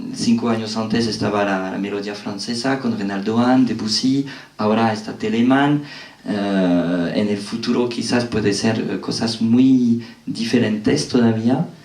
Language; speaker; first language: Spanish; non-native, fluent; French